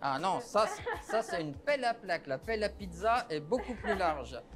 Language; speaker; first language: French; native; French